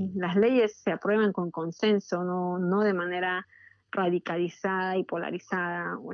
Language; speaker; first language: Spanish; native; Spanish